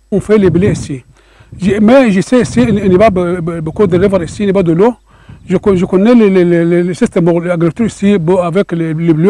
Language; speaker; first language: French; non-native, learner; Arabic